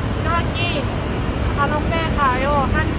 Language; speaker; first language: Korean; non-native, learner; Lao